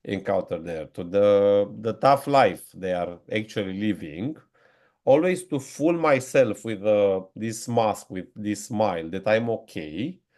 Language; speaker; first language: English; non-native, fluent; Romanian